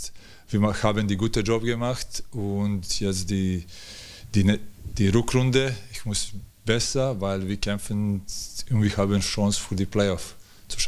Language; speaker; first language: German; non-native, learner; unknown